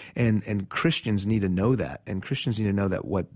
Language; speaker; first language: English; non-native, fluent; Persian